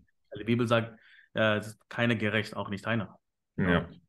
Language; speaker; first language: German; non-native, fluent; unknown